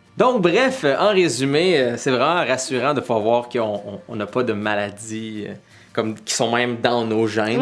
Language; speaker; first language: French; early bilingual, other home language; Arabic